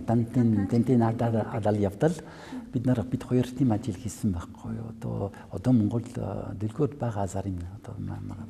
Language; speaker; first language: Mongolian; non-native, fluent; French